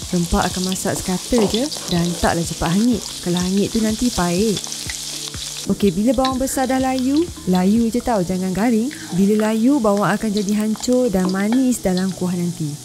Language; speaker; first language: Malay; native; Malay